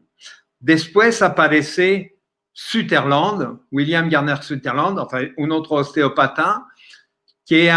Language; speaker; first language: Spanish; non-native, fluent; French